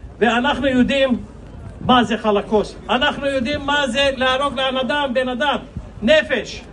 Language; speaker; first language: Hebrew; non-native, fluent; Azerbaijani